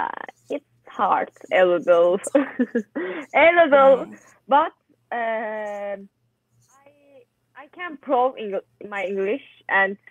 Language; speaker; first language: English; non-native, learner; Turkish